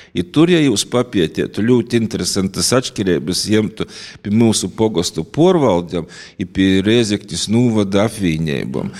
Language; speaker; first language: Latvian; native; Latvian